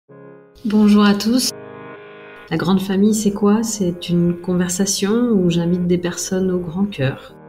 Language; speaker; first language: French; native; French